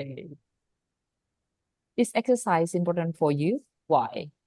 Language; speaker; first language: English; non-native, fluent; Indonesian